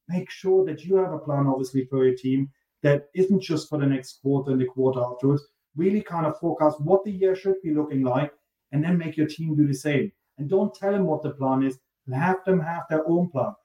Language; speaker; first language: English; non-native, fluent; German